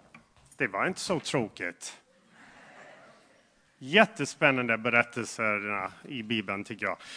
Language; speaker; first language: Swedish; non-native, fluent; English